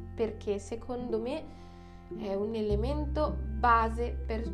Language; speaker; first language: Italian; non-native, fluent; Filipino